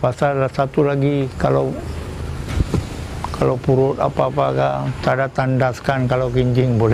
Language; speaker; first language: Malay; non-native, local second language; Tamil